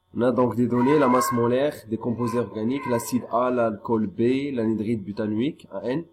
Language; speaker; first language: French; non-native, local second language; Arabic